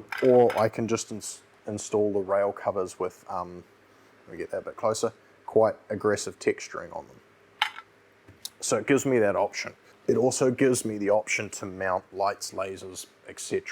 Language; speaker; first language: English; native; English